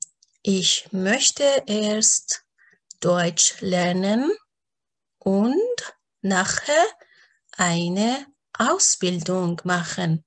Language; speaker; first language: German; non-native, fluent; Persian